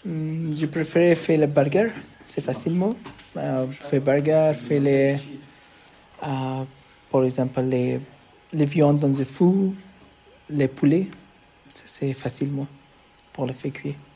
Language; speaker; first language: French; non-native, learner; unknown